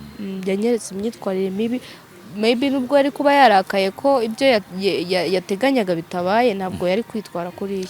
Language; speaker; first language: Kinyarwanda; early bilingual, other home language; Rundi